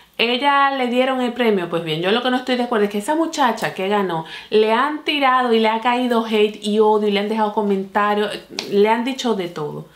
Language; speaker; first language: Spanish; native; Spanish